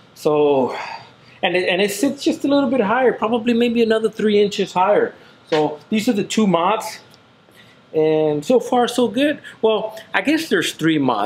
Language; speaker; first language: English; native; English